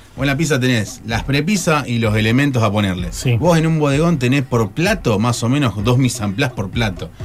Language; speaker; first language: Spanish; native; Spanish